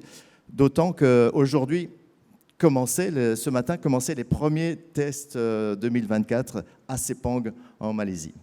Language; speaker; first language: French; native; French